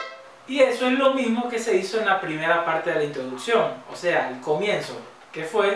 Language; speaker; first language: Spanish; native; Spanish